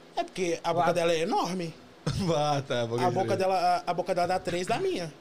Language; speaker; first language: Portuguese; native; Portuguese